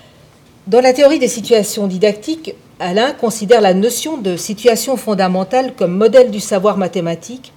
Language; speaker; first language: French; native; French